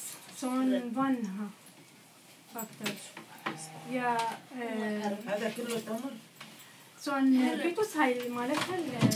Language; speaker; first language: Finnish; non-native, learner; Arabic